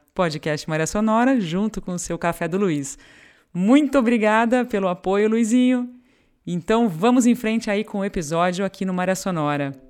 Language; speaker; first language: Portuguese; native; Portuguese